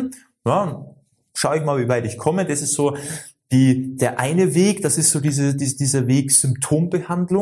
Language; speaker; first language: German; native; German